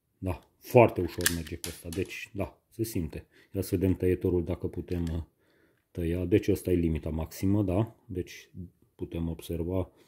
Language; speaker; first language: Romanian; non-native, local second language; Hungarian